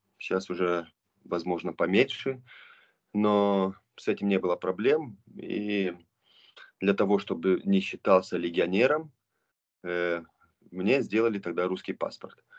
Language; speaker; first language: Russian; non-native, local second language; Romanian